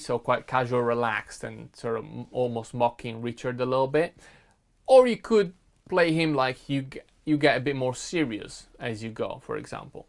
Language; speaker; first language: English; non-native, fluent; Italian